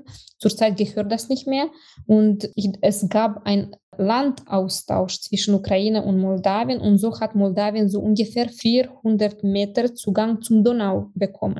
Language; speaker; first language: German; non-native, fluent; Romanian